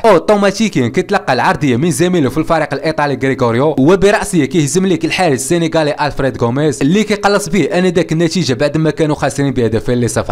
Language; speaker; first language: Arabic; native; Arabic